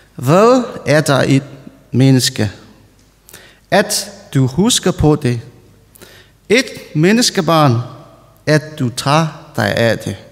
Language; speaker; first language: Danish; non-native, learner; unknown